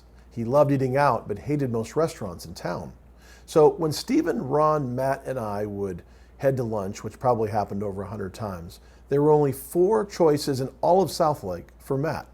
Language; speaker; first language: English; native; English